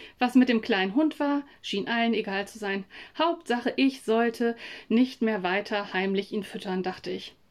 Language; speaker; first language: German; native; German